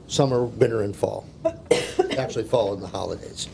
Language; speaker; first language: English; native; English